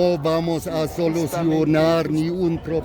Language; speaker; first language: Spanish; non-native, fluent; German